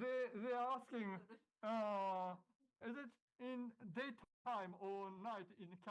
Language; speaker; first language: English; non-native, learner; Japanese